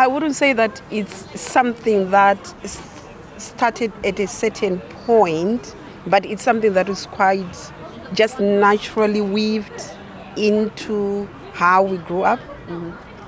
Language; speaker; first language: English; non-native, local second language; Shona